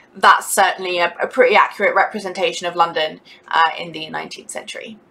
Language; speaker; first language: English; native; English